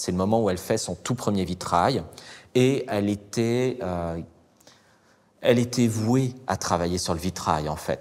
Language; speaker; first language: French; native; French